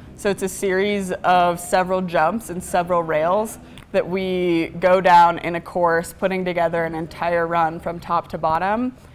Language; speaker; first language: English; native; English